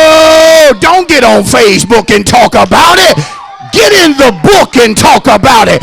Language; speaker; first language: English; native; English